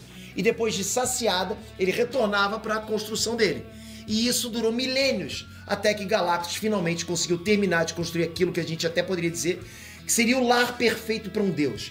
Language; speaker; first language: Portuguese; native; Portuguese